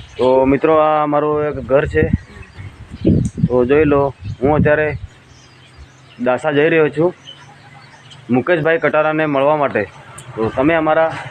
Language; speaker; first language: Gujarati; non-native, local second language; Bhili